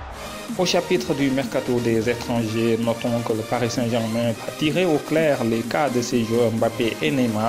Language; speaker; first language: French; non-native, local second language; Wolof